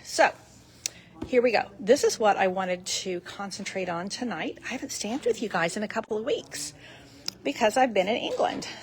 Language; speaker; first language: English; native; English